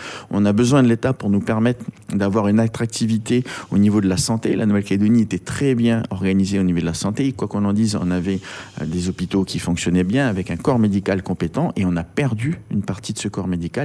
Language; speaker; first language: French; native; French